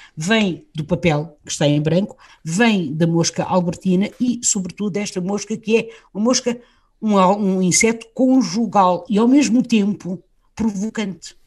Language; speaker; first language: Portuguese; native; Portuguese